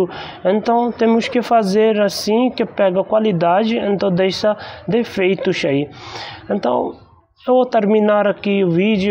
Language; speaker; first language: Portuguese; non-native, learner; Hindi